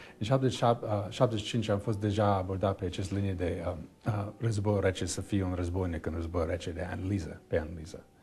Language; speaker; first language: Romanian; non-native, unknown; English